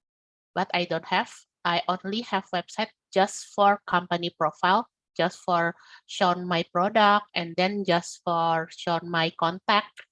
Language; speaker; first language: English; non-native, learner; Indonesian